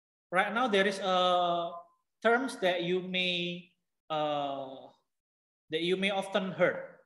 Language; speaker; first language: English; non-native, fluent; Indonesian